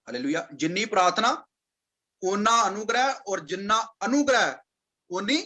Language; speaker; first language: Hindi; non-native, local second language; Punjabi